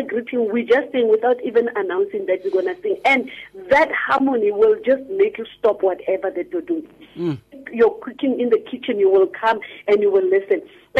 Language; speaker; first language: English; non-native, local second language; Tswana